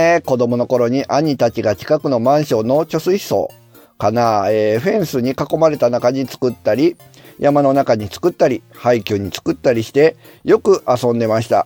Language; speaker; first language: Japanese; native; Japanese